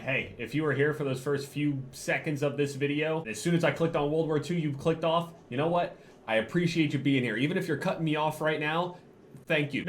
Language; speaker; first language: English; native; English